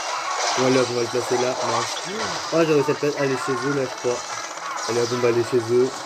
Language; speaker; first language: French; native; French